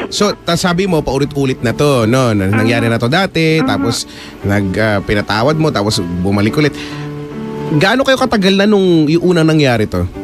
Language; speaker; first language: Filipino; native; Filipino